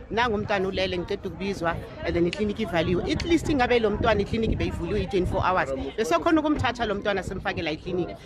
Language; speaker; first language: Zulu; native; Zulu